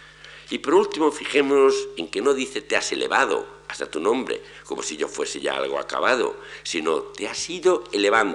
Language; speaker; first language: Spanish; native; Spanish